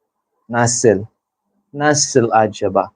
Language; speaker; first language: Turkish; non-native, learner; Filipino